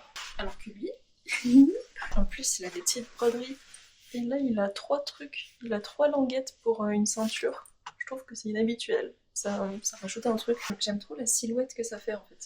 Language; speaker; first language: French; native; French